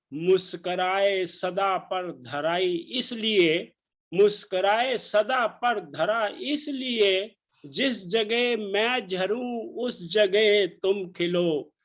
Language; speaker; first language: Hindi; native; Hindi